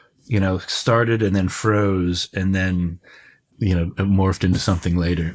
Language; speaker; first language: English; native; English